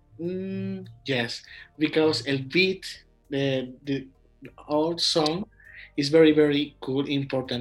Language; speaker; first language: English; non-native, learner; Spanish